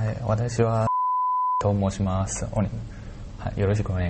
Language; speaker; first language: Japanese; non-native, learner; Chinese